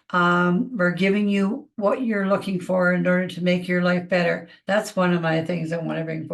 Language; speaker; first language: English; native; English